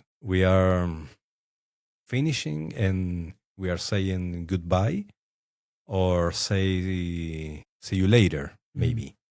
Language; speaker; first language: English; non-native, fluent; Spanish